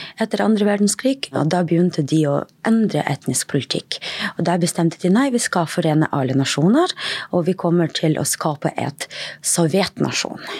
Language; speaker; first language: Norwegian; non-native, fluent; Russian